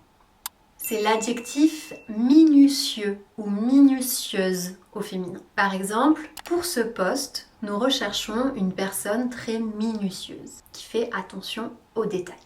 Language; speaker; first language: French; native; French